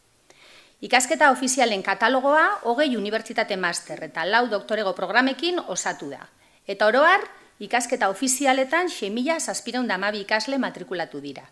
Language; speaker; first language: Basque; native; Basque